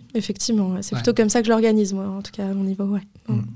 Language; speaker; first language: French; native; French